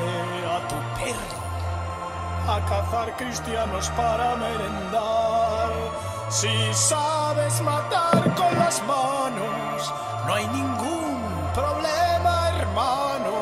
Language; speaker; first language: Spanish; non-native, learner; English